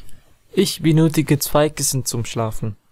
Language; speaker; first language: German; non-native, fluent; Arabic